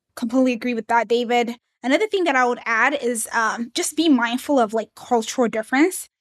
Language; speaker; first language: English; early bilingual, other home language; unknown